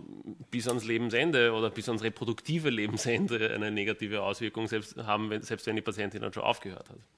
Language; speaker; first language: German; native; German